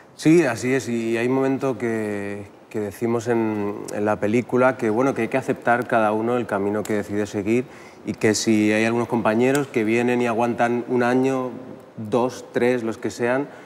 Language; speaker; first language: Spanish; native; Spanish